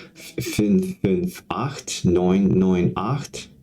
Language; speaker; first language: German; non-native, learner; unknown